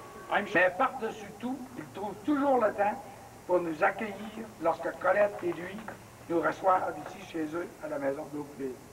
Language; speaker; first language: French; native; French